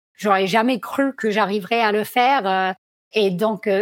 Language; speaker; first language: French; non-native, fluent; English